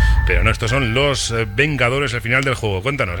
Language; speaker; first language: Spanish; native; Spanish